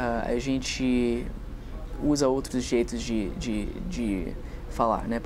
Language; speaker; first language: Portuguese; non-native, fluent; English